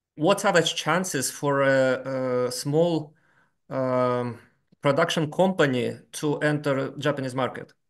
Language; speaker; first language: English; non-native, fluent; Lithuanian